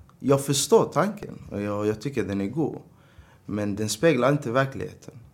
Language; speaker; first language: Swedish; early bilingual, other home language; Arabic